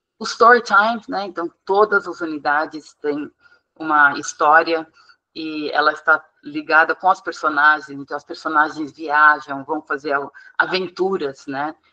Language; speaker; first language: Portuguese; non-native, fluent; English